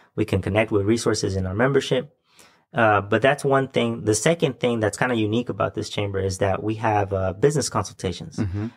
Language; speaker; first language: English; native; English